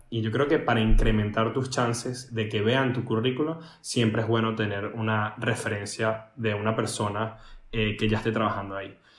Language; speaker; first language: Spanish; native; Spanish